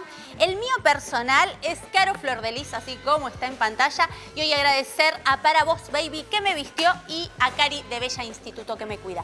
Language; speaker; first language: Spanish; native; Spanish